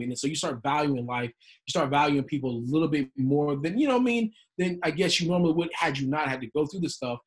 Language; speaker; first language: English; native; English